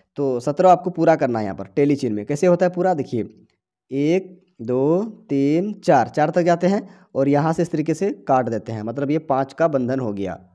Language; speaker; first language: Hindi; native; Hindi